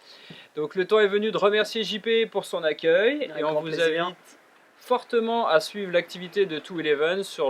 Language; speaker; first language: French; native; French